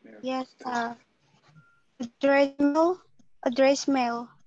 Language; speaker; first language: English; non-native, learner; Indonesian